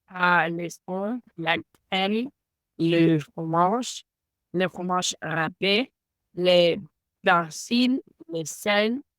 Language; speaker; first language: French; non-native, learner; Spanish